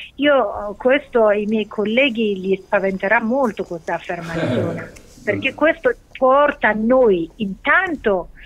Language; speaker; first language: Italian; non-native, fluent; Persian